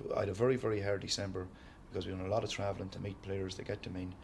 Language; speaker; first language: English; native; English